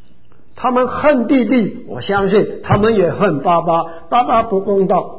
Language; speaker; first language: Chinese; native; Chinese